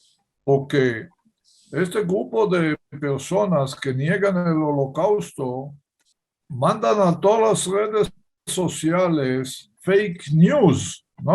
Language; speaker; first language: Spanish; non-native, fluent; Hebrew